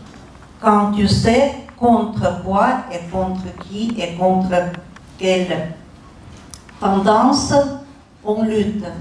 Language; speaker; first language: French; non-native, fluent; Russian